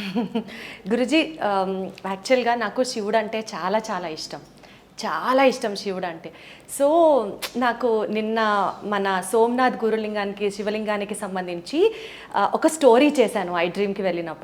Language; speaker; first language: Telugu; native; Telugu